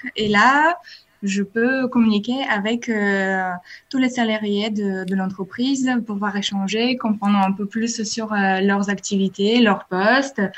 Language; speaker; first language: French; non-native, fluent; Bulgarian